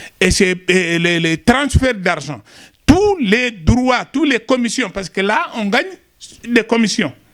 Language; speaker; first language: French; non-native, local second language; Wolof